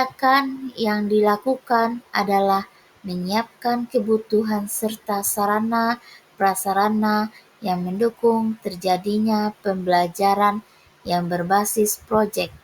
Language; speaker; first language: Indonesian; native; Indonesian